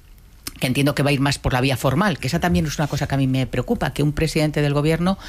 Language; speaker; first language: Spanish; native; Spanish